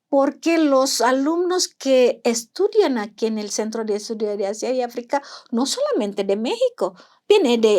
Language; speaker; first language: Spanish; non-native, fluent; Indonesian